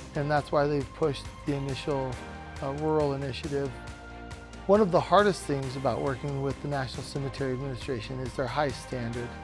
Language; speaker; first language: English; native; English